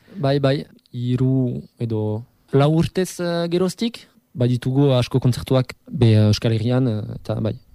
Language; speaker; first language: Basque; non-native, local second language; French